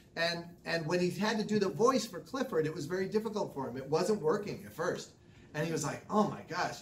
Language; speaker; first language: English; native; English